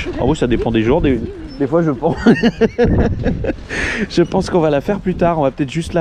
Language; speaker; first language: French; native; French